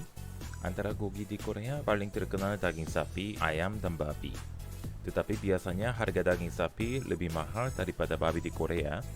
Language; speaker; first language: Indonesian; non-native, fluent; Korean